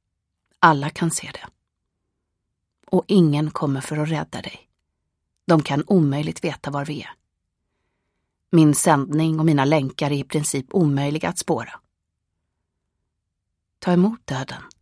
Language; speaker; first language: Swedish; native; Swedish